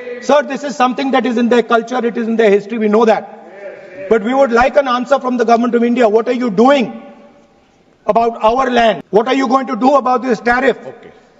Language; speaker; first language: English; non-native, local second language; Hindi